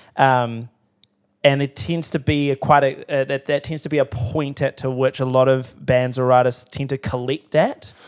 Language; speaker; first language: English; native; English